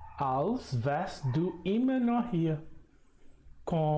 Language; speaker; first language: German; non-native, fluent; Portuguese